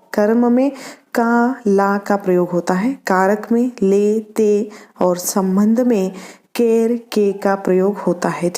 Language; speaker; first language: Hindi; non-native, local second language; Marathi